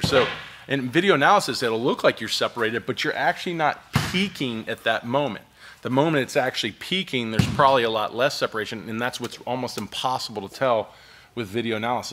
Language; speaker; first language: English; native; English